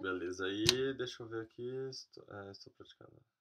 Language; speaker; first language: Portuguese; native; Portuguese